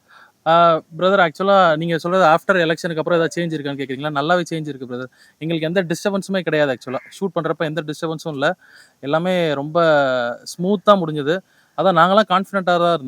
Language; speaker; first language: Tamil; native; Tamil